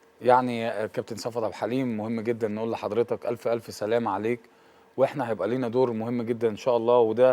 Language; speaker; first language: Arabic; native; Arabic